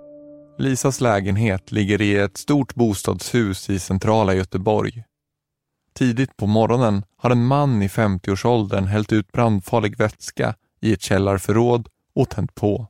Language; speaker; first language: Swedish; native; Swedish